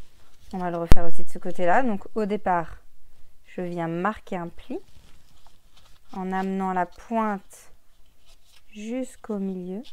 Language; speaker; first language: French; native; French